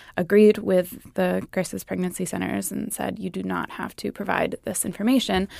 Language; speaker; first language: English; native; English